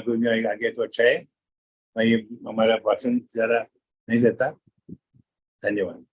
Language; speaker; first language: Hindi; non-native, local second language; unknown